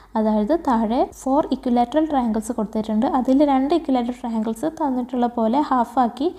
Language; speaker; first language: English; non-native, local second language; Malayalam